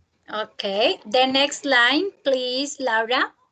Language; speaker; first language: English; non-native, fluent; Spanish